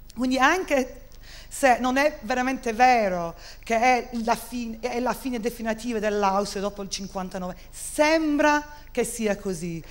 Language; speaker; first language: Italian; non-native, fluent; English